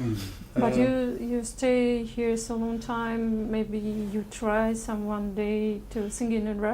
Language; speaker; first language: English; non-native, learner; Russian